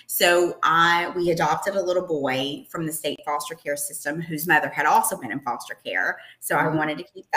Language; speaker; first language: English; native; English